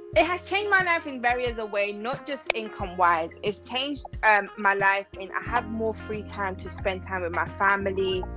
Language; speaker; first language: English; non-native, fluent; Persian